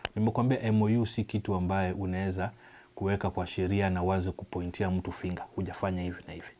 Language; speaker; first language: Swahili; non-native, local second language; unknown